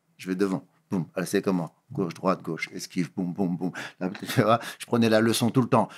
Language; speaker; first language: French; early bilingual, other home language; Kabuverdianu